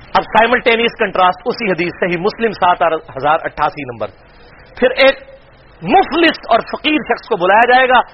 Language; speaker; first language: Urdu; non-native, local second language; Punjabi